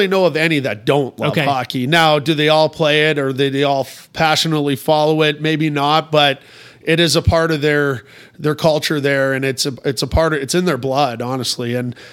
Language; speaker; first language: English; native; English